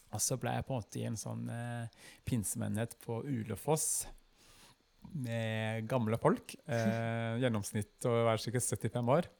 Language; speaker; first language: Norwegian; non-native, fluent; Kinyarwanda